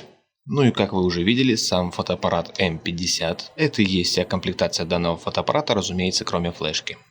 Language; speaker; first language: Russian; native; Russian